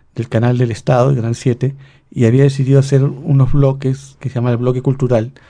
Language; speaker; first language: Spanish; native; Spanish